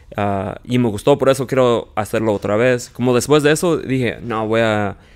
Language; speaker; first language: Spanish; early bilingual, heritage; Spanish